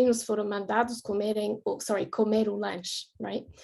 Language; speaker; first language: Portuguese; non-native, fluent; English